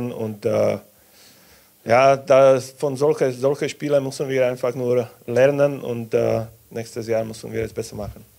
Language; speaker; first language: German; non-native, fluent; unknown